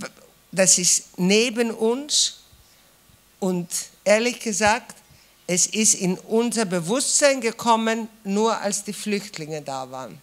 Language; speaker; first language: German; non-native, fluent; Greek